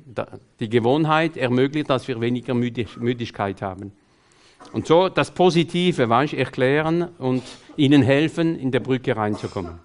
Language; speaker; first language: German; non-native, fluent; French